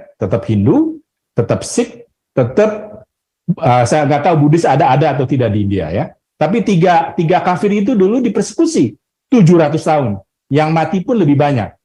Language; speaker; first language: Indonesian; native; Indonesian